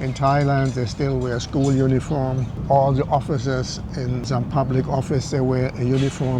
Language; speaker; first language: English; non-native, fluent; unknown